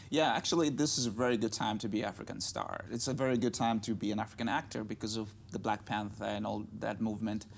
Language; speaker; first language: English; non-native, local second language; Russian